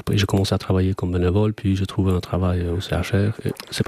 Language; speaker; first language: French; non-native, fluent; Albanian